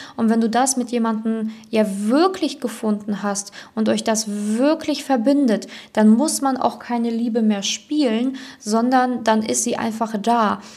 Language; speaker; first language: German; native; German